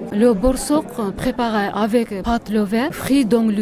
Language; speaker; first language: French; non-native, learner; Kyrgyz